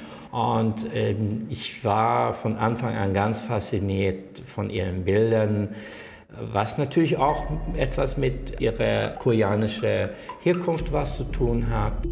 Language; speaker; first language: German; non-native, fluent; Swedish